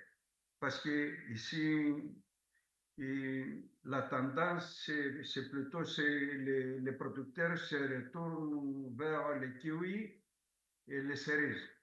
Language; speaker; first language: French; non-native, fluent; Greek